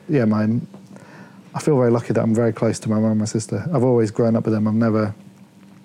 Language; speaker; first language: English; native; English